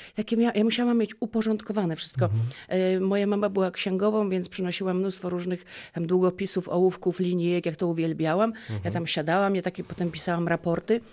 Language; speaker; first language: Polish; native; Polish